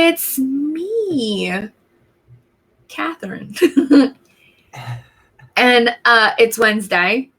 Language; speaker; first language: English; native; English